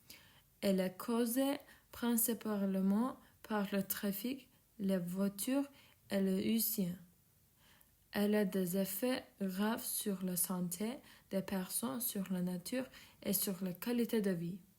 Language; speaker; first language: French; non-native, learner; Turkish